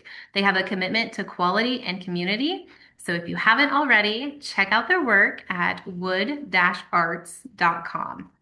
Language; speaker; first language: English; native; English